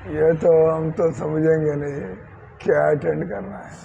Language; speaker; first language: Hindi; non-native, local second language; Telugu